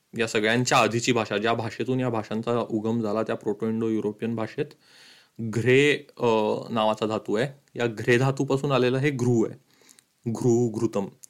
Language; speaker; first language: Marathi; early bilingual, heritage; Marathi